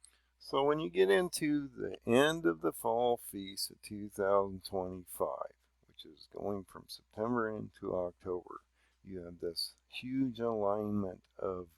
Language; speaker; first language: English; native; English